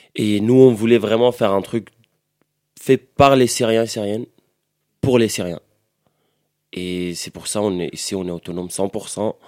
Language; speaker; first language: French; non-native, fluent; Arabic